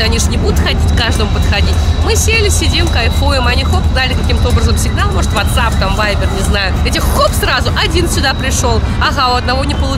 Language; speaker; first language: Russian; native; Russian